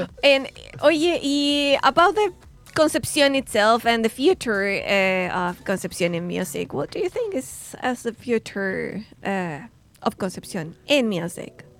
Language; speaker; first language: English; non-native, fluent; Spanish